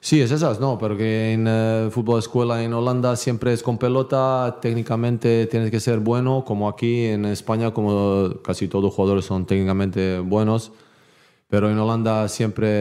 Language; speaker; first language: Spanish; non-native, learner; Bosnian